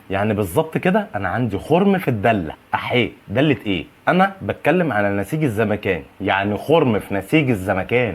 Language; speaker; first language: Arabic; native; Arabic